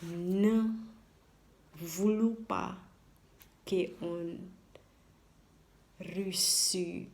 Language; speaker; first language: French; non-native, learner; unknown